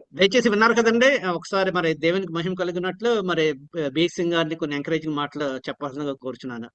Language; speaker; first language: Telugu; native; Telugu